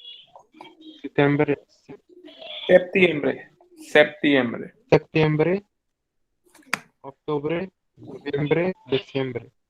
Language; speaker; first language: Spanish; non-native, learner; Hindi